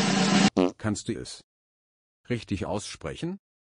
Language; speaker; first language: German; native; German